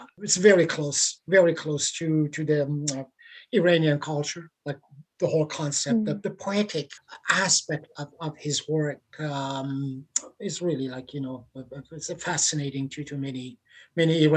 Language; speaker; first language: English; non-native, fluent; Persian